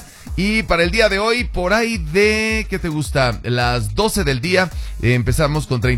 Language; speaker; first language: Spanish; native; Spanish